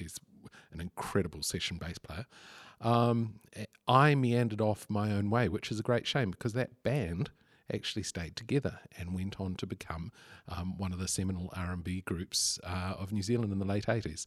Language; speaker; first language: English; native; English